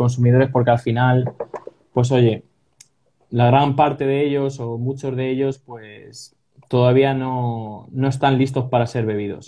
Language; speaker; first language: Spanish; native; Spanish